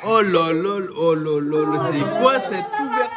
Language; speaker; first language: French; native; French